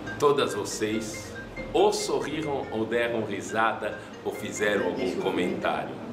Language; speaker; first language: Portuguese; non-native, fluent; French